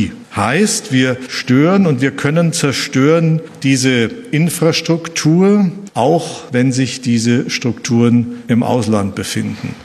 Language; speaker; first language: German; native; German